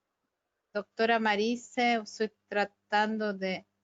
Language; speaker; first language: Portuguese; non-native, fluent; Spanish